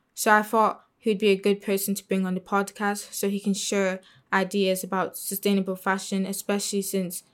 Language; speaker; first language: English; native; English